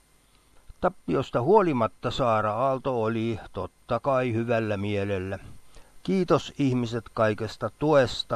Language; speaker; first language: Finnish; native; Finnish